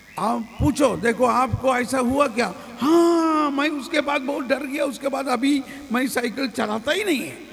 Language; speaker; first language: Hindi; non-native, local second language; Malayalam